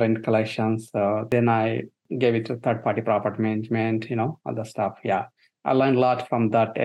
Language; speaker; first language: English; non-native, local second language; Telugu